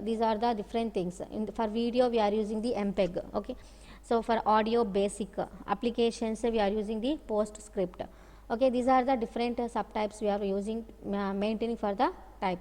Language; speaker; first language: English; non-native, local second language; Telugu